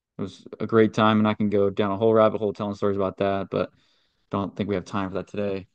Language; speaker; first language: English; native; English